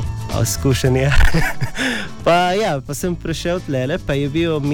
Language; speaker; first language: Slovenian; non-native, learner; English